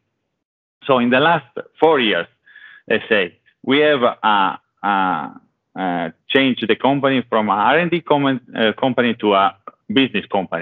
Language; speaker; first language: English; non-native, fluent; Italian